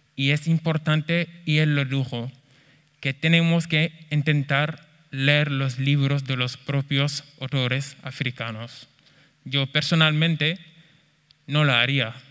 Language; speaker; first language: Spanish; non-native, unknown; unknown